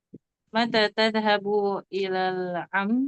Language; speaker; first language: Arabic; non-native, learner; Indonesian